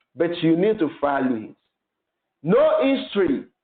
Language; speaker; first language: English; non-native, local second language; Yoruba